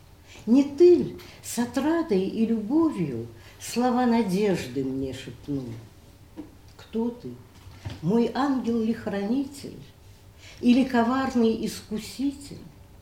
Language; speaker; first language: Russian; native; Russian